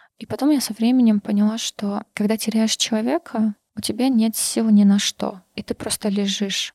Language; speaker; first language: Russian; non-native, local second language; Karachay-Balkar